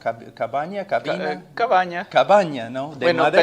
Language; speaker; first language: Spanish; non-native, fluent; English